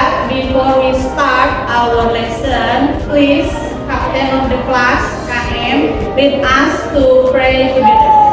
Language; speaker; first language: English; non-native, learner; Indonesian